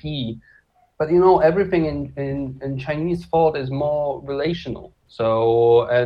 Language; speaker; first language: English; non-native, fluent; Polish